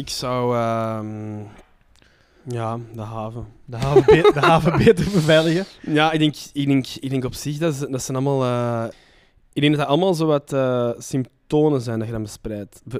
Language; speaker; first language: Dutch; native; Dutch